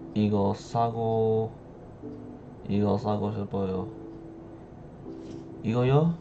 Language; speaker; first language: Korean; non-native, learner; English